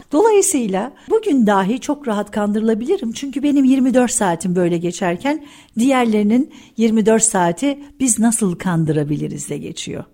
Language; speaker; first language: Turkish; early bilingual, heritage; Turkish